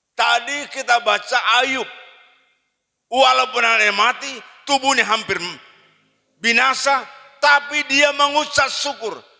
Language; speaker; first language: Indonesian; non-native, local second language; Batak Toba